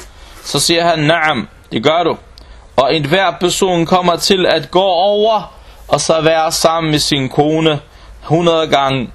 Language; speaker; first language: Danish; non-native, local second language; Arabic